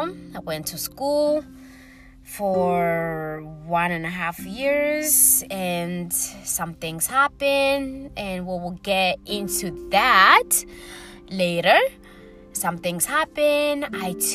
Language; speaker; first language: English; early bilingual, other home language; Swahili